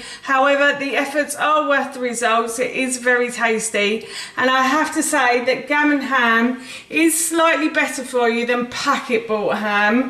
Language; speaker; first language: English; native; English